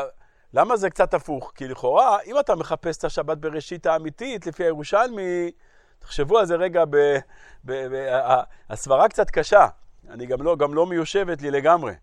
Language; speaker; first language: Hebrew; native; Hebrew